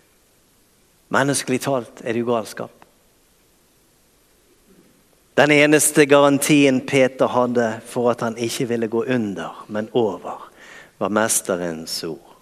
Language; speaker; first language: Norwegian; native; Norwegian